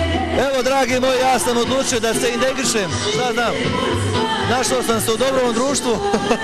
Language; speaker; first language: Bosnian; native; Bosnian